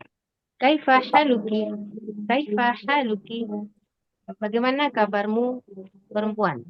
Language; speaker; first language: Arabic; non-native, learner; Indonesian